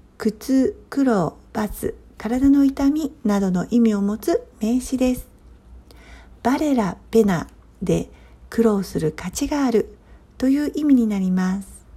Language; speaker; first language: Japanese; native; Japanese